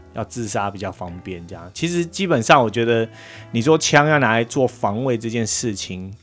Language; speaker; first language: Chinese; native; Chinese